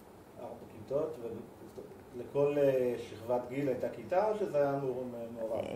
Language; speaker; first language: Hebrew; native; Hebrew